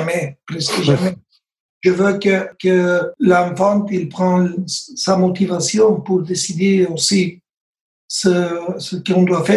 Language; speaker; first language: French; non-native, learner; Spanish